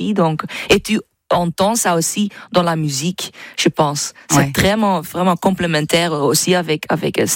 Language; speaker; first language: French; non-native, learner; Dutch